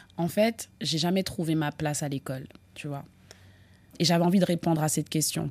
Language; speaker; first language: French; native; French